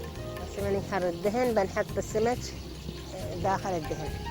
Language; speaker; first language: Arabic; native; Arabic